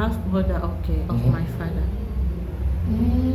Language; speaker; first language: English; non-native, learner; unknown